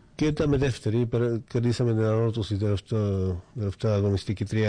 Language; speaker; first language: Greek; non-native, fluent; Slovak